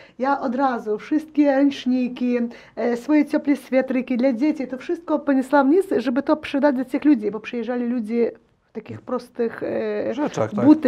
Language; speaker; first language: Polish; non-native, learner; Ukrainian